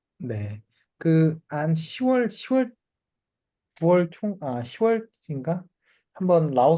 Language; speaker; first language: Korean; native; Korean